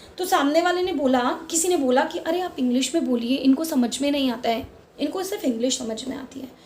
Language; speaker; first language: Hindi; non-native, local second language; Marwari